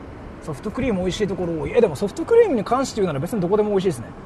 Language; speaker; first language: Japanese; native; Japanese